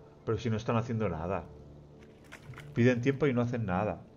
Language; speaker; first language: Spanish; native; Spanish